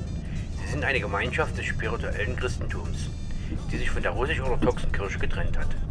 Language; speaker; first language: German; native; German